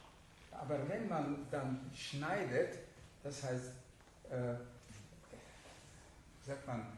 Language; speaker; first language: German; non-native, fluent; Hungarian